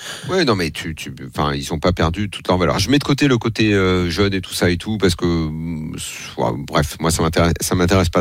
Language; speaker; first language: French; native; French